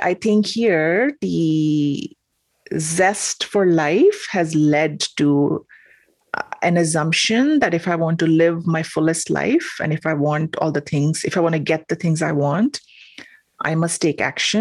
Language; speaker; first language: English; non-native, local second language; Hindi